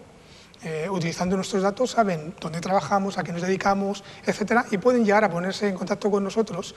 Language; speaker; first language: Spanish; native; Spanish